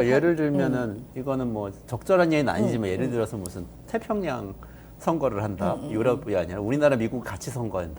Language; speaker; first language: Korean; native; Korean